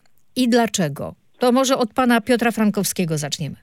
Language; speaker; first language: Polish; native; Polish